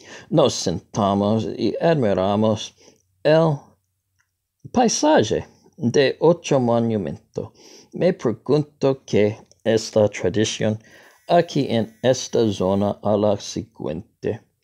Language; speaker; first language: Spanish; non-native, learner; English